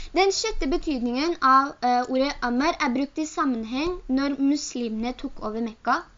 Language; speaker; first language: Norwegian; early bilingual, other home language; Urdu